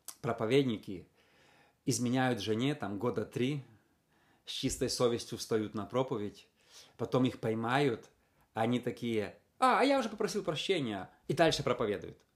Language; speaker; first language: Russian; native; Russian